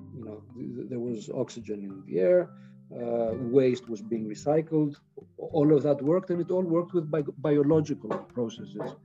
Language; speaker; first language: English; non-native, fluent; Greek